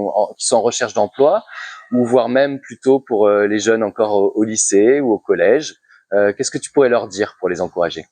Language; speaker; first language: French; native; French